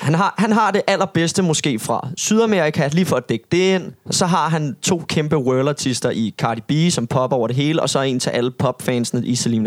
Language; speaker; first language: Danish; native; Danish